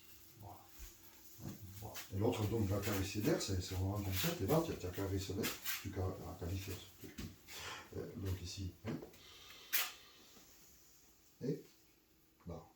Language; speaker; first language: French; native; French